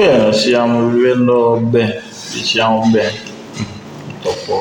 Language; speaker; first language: Italian; non-native, fluent; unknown